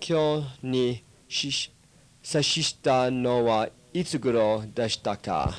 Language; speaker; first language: Japanese; early bilingual, heritage; English